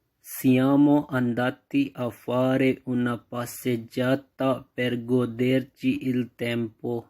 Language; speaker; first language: Italian; non-native, fluent; Urdu